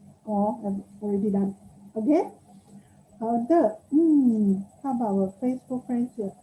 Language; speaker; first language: English; non-native, local second language; Chinese